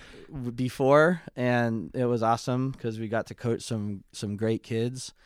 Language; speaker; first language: English; native; English